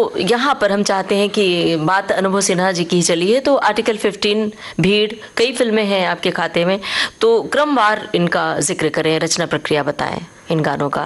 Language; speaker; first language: Hindi; native; Hindi